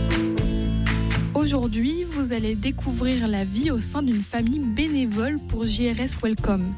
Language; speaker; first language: French; native; French